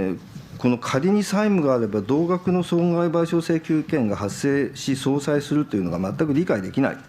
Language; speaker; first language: Japanese; native; Japanese